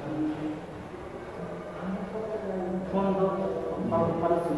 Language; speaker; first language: Korean; non-native, learner; Nepali